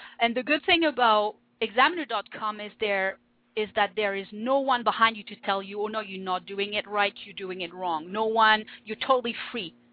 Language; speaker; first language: English; non-native, fluent; French